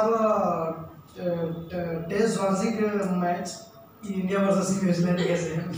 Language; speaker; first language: German; non-native, learner; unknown